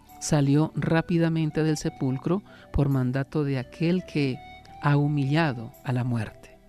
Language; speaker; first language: Spanish; native; Spanish